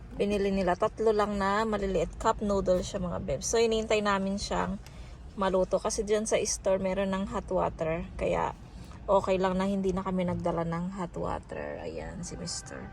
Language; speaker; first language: Filipino; non-native, local second language; Pampanga